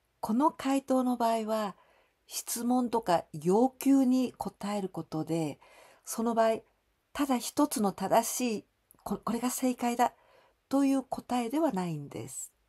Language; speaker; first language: Japanese; native; Japanese